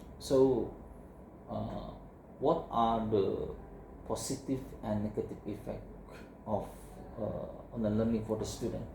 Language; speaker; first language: English; non-native, learner; Indonesian